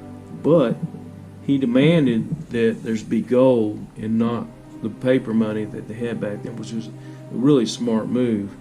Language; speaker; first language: English; native; English